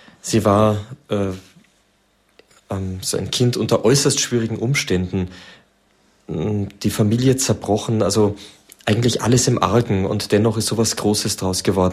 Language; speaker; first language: German; native; German